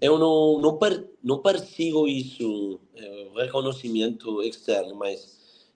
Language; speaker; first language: Portuguese; non-native, fluent; Spanish